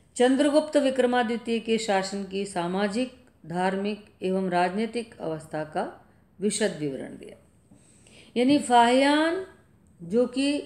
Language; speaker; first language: Hindi; native; Hindi